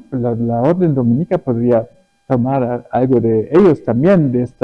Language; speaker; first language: Spanish; early bilingual, other home language; German